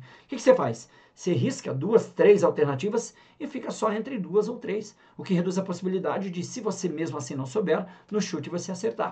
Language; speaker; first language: Portuguese; native; Portuguese